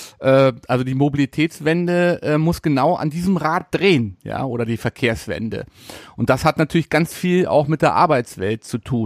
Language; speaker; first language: German; native; German